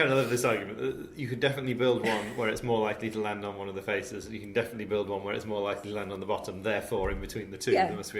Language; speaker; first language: English; native; English